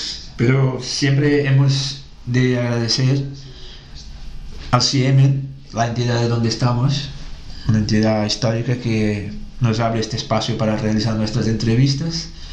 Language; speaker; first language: Spanish; non-native, fluent; Portuguese